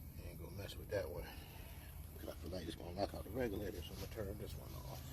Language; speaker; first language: English; native; English